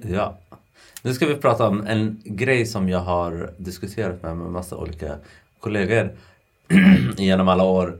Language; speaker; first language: Swedish; non-native, fluent; Arabic